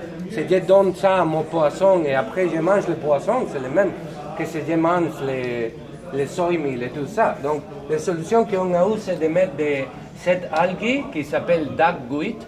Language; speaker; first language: French; non-native, learner; Spanish